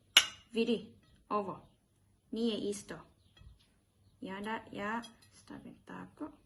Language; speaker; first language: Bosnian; non-native, learner; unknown